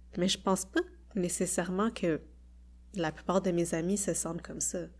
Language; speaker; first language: French; early bilingual, other home language; Khmer